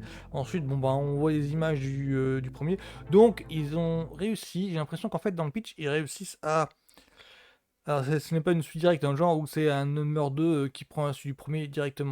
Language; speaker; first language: French; native; French